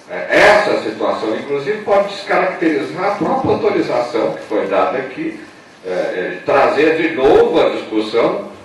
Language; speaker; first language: Portuguese; native; Portuguese